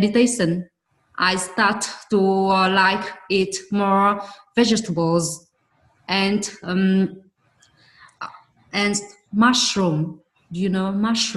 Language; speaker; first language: English; non-native, learner; Vietnamese